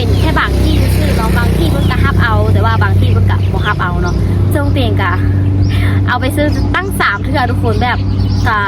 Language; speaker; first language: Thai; non-native, learner; Lao